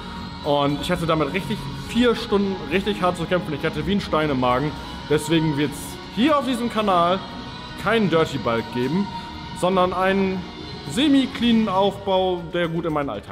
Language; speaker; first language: German; native; German